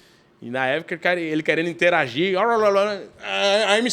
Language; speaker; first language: Portuguese; native; Portuguese